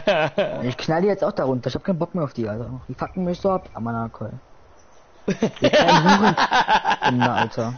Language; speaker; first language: German; native; German